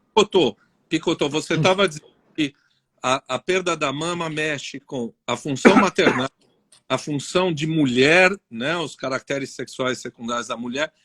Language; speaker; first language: Portuguese; native; Portuguese